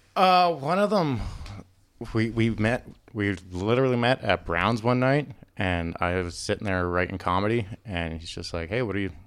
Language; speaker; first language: English; native; English